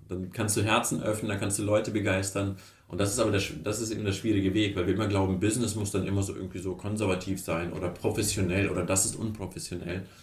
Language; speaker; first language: German; early bilingual, other home language; Russian